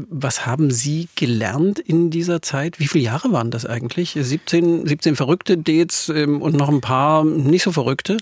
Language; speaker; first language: German; native; German